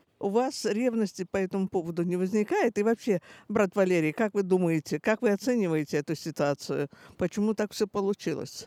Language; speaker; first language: Russian; native; Russian